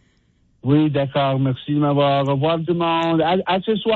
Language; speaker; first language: French; non-native, learner; English